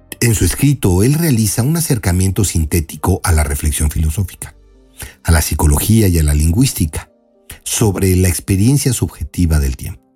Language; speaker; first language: Spanish; native; Spanish